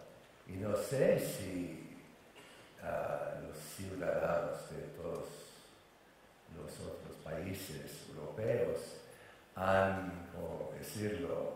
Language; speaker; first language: Spanish; non-native, fluent; English